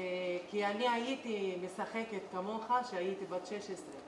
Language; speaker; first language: Hebrew; non-native, local second language; Arabic